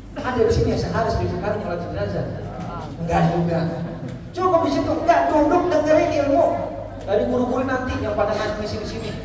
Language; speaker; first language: Indonesian; non-native, local second language; Javanese